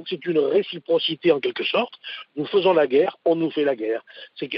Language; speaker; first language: French; native; French